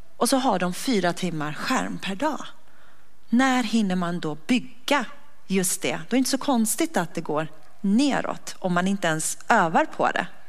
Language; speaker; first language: Swedish; native; Swedish